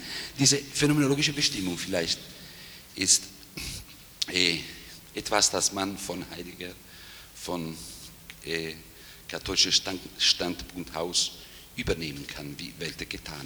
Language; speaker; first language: German; non-native, fluent; Italian